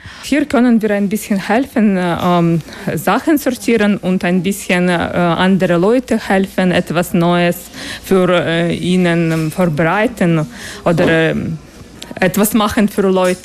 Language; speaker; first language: German; non-native, learner; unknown